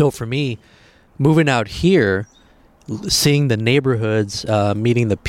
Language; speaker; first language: English; early bilingual, other home language; Spanish